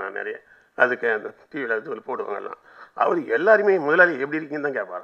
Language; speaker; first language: Tamil; native; Tamil